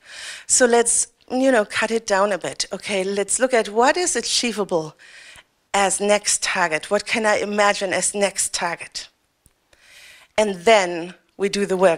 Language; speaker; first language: English; non-native, fluent; German